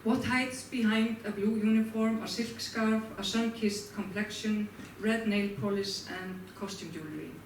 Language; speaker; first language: English; non-native, fluent; Icelandic